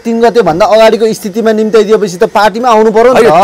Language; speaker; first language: Nepali; native; Nepali